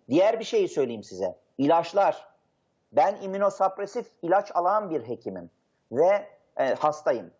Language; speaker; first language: Turkish; native; Turkish